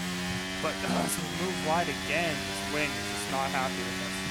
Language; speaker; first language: English; native; English